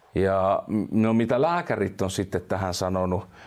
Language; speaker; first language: Finnish; native; Finnish